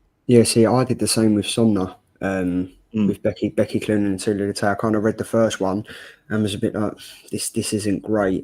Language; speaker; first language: English; native; English